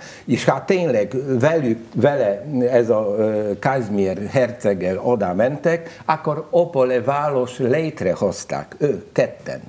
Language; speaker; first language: Hungarian; non-native, learner; Polish